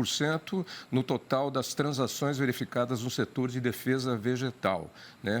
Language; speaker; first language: Portuguese; native; Portuguese